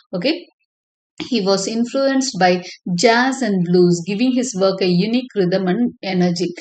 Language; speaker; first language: English; non-native, local second language; Tamil